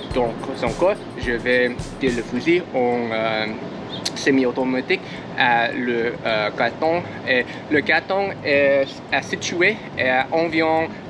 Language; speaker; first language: French; non-native, learner; English